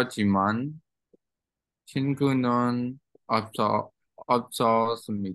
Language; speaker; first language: Korean; non-native, learner; Burmese